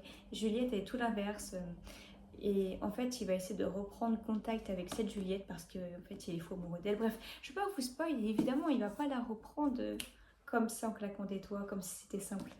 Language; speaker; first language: French; native; French